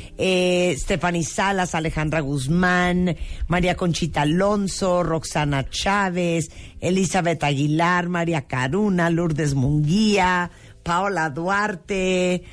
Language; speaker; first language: Spanish; native; Spanish